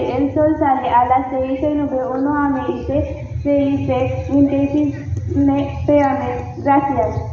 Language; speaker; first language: Spanish; non-native, learner; Marathi